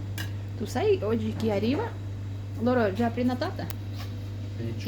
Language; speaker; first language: Italian; non-native, learner; Kazakh